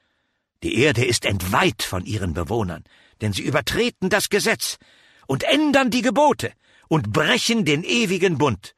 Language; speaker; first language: German; native; German